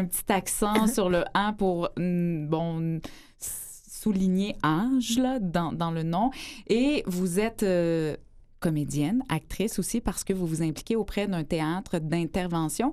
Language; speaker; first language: French; native; French